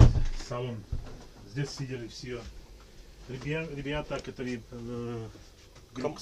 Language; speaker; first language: Russian; non-native, learner; Czech